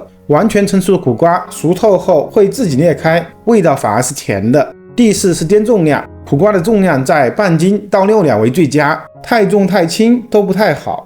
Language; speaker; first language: Chinese; native; Chinese